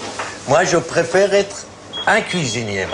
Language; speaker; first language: French; non-native, fluent; Persian